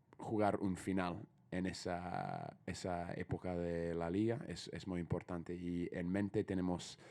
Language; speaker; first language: Spanish; non-native, fluent; English